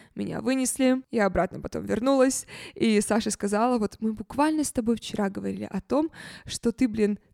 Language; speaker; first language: Russian; native; Russian